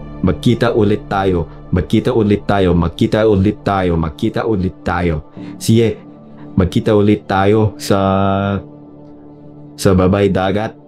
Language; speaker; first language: Filipino; non-native, learner; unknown